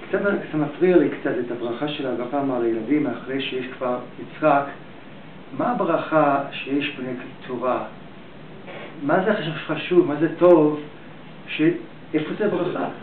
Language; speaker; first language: Hebrew; non-native, fluent; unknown